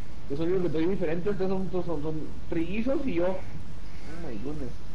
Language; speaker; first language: Spanish; early bilingual, heritage; Spanish